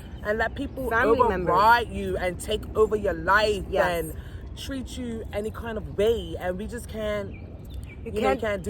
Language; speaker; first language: English; native; English